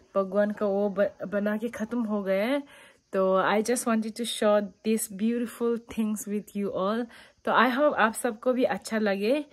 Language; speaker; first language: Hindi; non-native, local second language; Tibetan